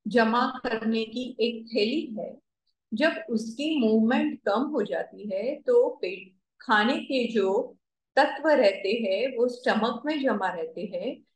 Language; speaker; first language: Hindi; non-native, local second language; Marathi